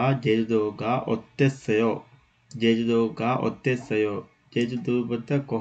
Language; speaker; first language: Korean; non-native, learner; Sinhala